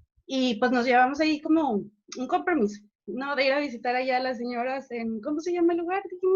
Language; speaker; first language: Spanish; native; Spanish